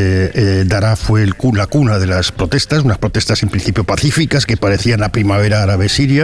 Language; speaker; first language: Spanish; native; Spanish